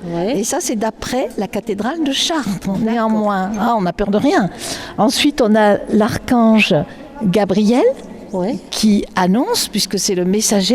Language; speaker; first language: French; native; French